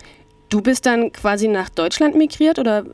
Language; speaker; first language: German; native; German